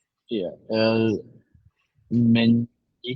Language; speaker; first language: Spanish; non-native, learner; English